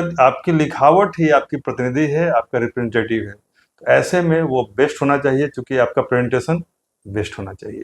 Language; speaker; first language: Hindi; native; Hindi